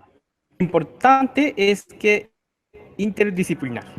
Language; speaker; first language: Spanish; non-native, learner; Japanese